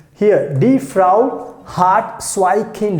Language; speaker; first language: German; non-native, fluent; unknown